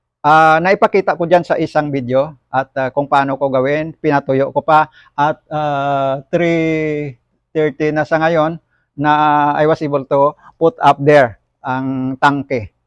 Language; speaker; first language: Filipino; non-native, local second language; Hiligaynon